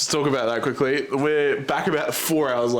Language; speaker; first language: English; native; English